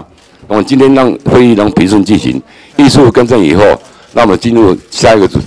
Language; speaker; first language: Chinese; native; Chinese